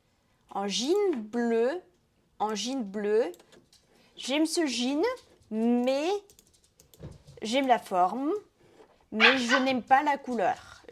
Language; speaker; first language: French; non-native, fluent; Russian